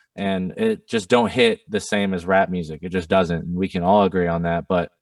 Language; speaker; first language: English; non-native, fluent; German